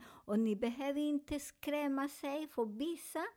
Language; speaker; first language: Swedish; non-native, learner; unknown